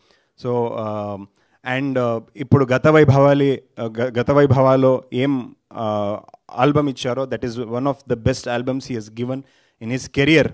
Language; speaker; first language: Telugu; non-native, learner; Kannada